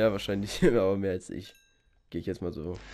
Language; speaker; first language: German; native; German